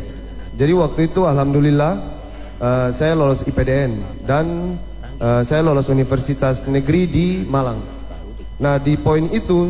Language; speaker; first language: Indonesian; native; Indonesian